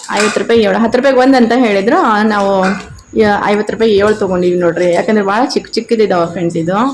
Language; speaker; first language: Kannada; non-native, local second language; Urdu